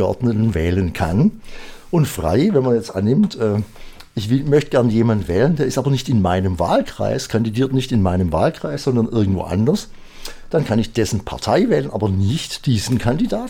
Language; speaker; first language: German; native; German